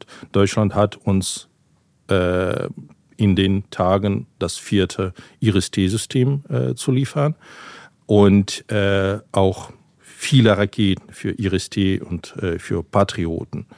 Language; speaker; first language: German; non-native, fluent; Ukrainian